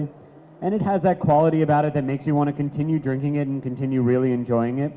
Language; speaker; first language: English; native; English